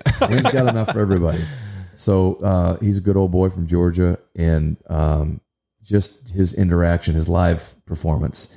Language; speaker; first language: English; native; English